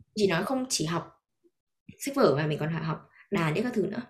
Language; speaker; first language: Vietnamese; native; Vietnamese